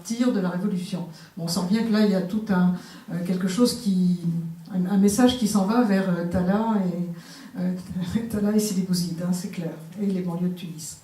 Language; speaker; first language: French; native; French